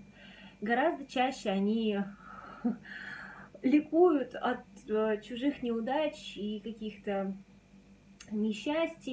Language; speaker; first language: Russian; native; Russian